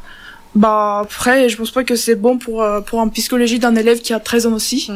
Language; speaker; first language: French; non-native, learner; Turkish